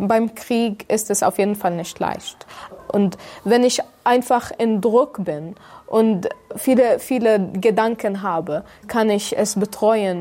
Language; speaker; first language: German; non-native, fluent; Arabic